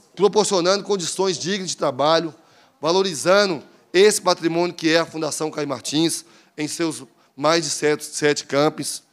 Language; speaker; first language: Portuguese; native; Portuguese